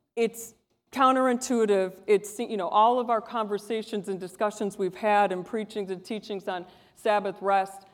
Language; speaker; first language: English; native; English